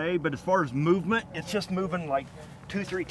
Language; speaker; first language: English; native; English